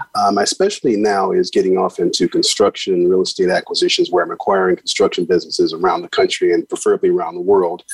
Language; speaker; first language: English; native; English